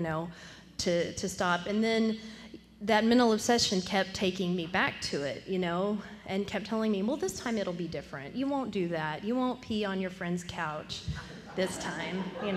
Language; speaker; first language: English; native; English